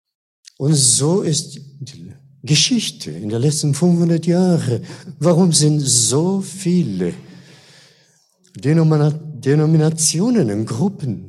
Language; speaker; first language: German; non-native, fluent; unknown